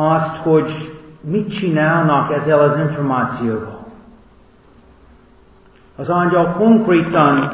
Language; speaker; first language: Hungarian; non-native, learner; English